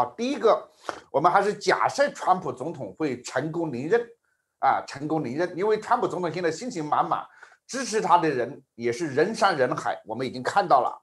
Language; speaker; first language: Chinese; native; Chinese